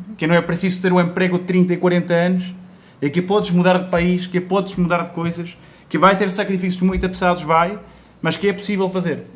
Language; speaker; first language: Portuguese; non-native, fluent; Spanish